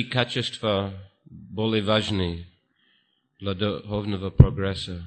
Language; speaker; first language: Russian; non-native, fluent; English